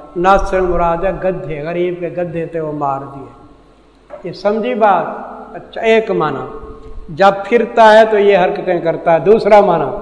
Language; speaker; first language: Urdu; non-native, local second language; Saraiki